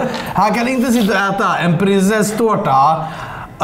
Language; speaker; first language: Swedish; native; Swedish